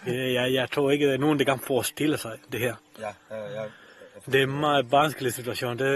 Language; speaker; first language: Danish; non-native, fluent; Spanish